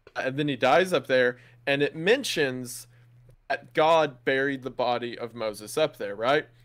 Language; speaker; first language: English; native; English